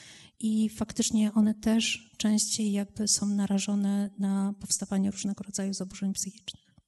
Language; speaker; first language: Polish; native; Polish